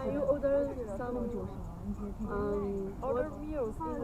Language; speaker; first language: English; non-native, learner; Chinese